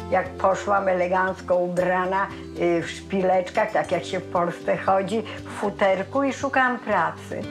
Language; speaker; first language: Polish; native; Polish